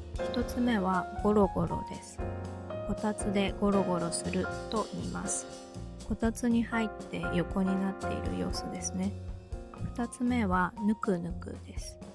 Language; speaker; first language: Japanese; native; Japanese